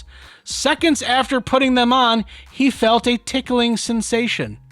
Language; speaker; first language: English; native; English